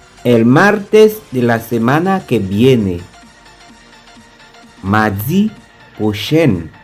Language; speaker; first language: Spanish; non-native, learner; Haitian Creole